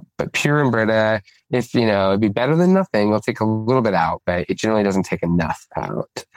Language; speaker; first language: English; native; English